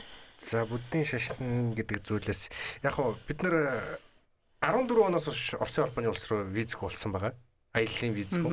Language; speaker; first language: Mongolian; native; Mongolian